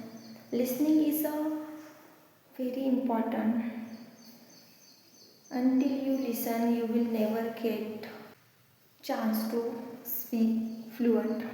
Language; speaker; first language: English; non-native, learner; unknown